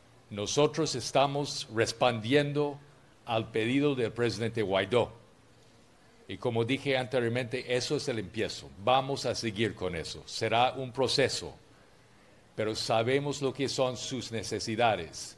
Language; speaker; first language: Spanish; non-native, fluent; English